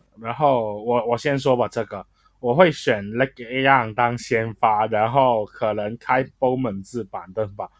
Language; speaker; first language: Chinese; non-native, local second language; Cantonese